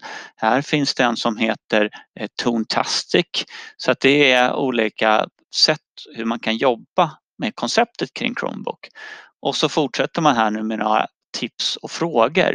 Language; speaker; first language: Swedish; native; Swedish